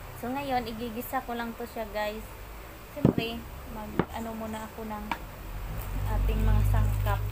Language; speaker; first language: Filipino; non-native, local second language; Cebuano